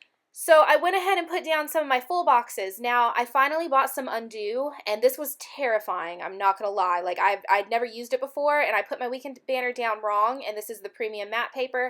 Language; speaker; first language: English; native; English